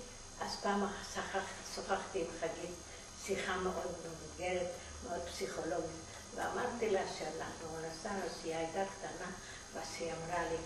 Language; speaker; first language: Hebrew; non-native, fluent; German